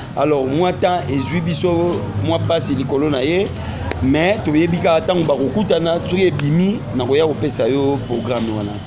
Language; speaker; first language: Lingala; native; Lingala